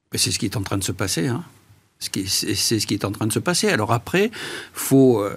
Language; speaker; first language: French; native; French